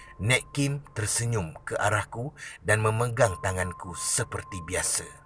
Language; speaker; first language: Malay; native; Malay